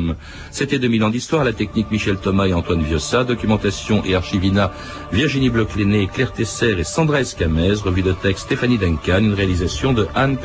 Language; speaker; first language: French; native; French